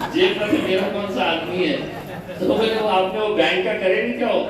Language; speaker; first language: Hindi; non-native, local second language; Marathi